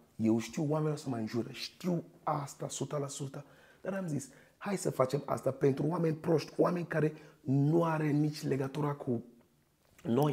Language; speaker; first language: Romanian; non-native, fluent; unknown